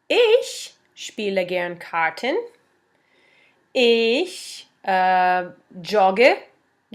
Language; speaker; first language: German; non-native, fluent; English